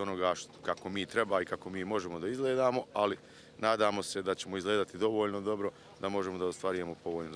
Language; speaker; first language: Bosnian; native; Bosnian